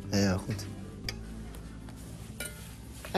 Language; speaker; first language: Dutch; non-native, fluent; French